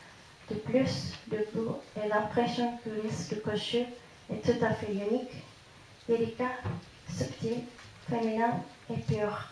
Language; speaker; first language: French; non-native, fluent; Japanese